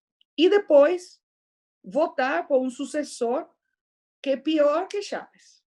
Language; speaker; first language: Portuguese; non-native, fluent; Spanish